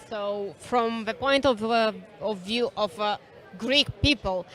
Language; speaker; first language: English; non-native, fluent; Romanian